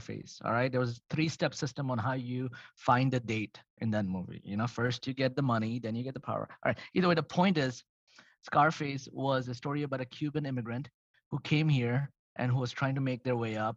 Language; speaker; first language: English; non-native, fluent; Arabic